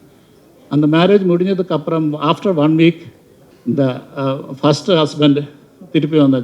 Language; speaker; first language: Tamil; non-native, learner; Malayalam